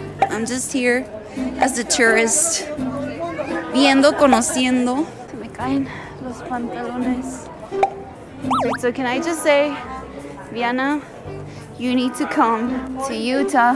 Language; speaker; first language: English; early bilingual, other home language; Spanish